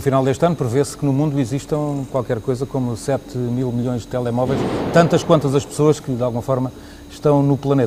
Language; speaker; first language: Portuguese; native; Portuguese